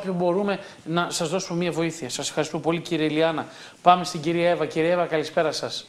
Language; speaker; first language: Greek; native; Greek